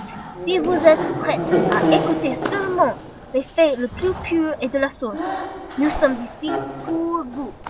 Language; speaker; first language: French; non-native, learner; English